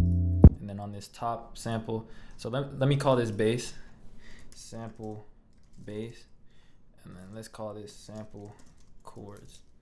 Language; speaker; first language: English; native; English